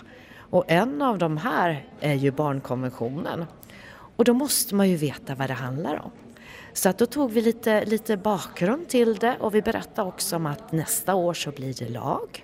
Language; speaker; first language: Swedish; native; Swedish